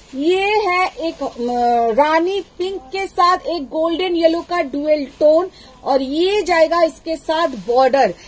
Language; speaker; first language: Hindi; non-native, local second language; Bangla